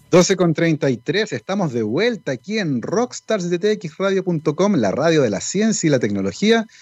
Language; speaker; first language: Spanish; native; Spanish